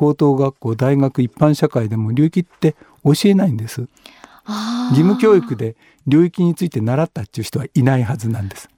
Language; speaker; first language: Japanese; native; Japanese